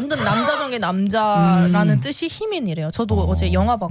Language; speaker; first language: Korean; native; Korean